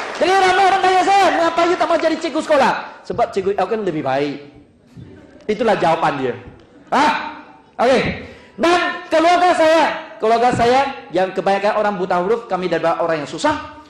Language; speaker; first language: Malay; non-native, local second language; Chinese